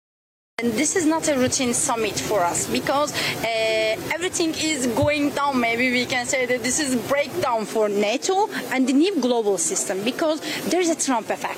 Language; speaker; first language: English; non-native, fluent; Turkish